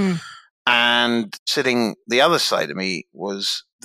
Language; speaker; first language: English; native; English